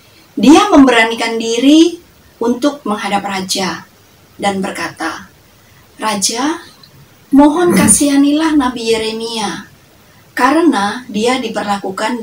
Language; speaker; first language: Indonesian; native; Indonesian